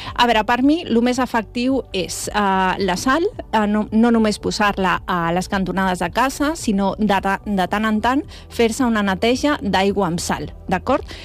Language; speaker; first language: Catalan; non-native, local second language; Spanish